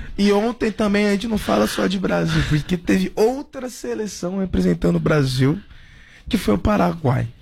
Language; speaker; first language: Portuguese; native; Portuguese